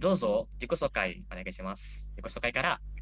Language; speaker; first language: Japanese; non-native, fluent; Indonesian